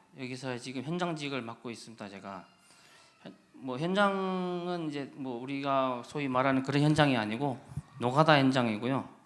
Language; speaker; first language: Korean; native; Korean